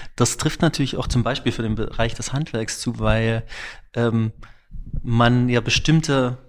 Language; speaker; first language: German; native; German